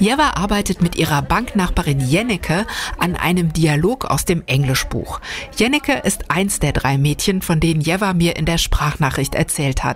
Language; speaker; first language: German; native; German